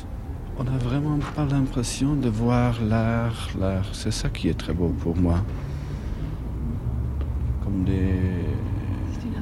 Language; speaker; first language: French; non-native, fluent; German